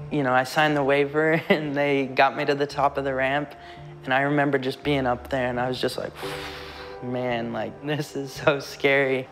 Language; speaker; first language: English; native; English